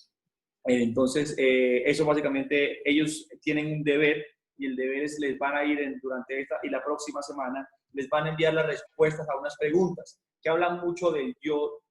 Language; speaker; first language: Spanish; native; Spanish